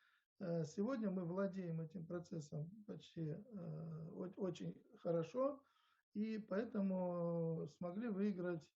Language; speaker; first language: Russian; native; Russian